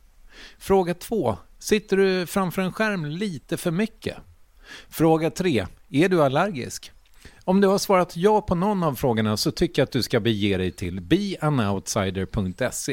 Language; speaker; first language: Swedish; native; Swedish